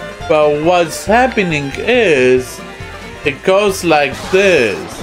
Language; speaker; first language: English; early bilingual, other home language; Spanish